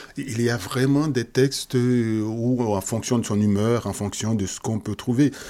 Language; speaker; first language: French; non-native, local second language; Haitian Creole